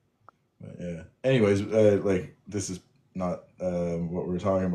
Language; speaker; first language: English; native; English